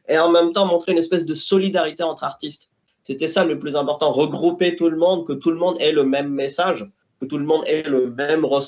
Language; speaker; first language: French; native; French